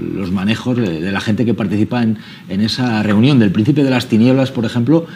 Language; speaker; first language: Spanish; native; Spanish